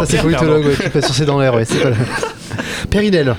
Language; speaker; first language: French; native; French